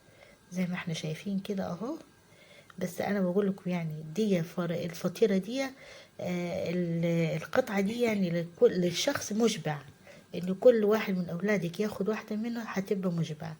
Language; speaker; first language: Arabic; native; Arabic